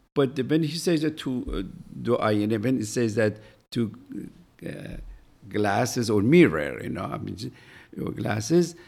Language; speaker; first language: English; non-native, fluent; Persian